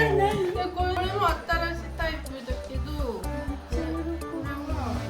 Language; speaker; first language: Japanese; non-native, learner; Korean